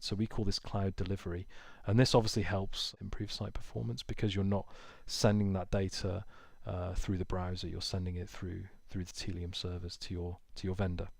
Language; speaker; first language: English; native; English